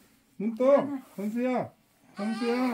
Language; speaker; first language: Korean; native; Korean